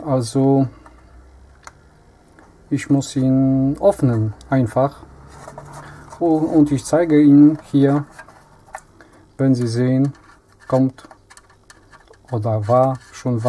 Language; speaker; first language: German; non-native, learner; Polish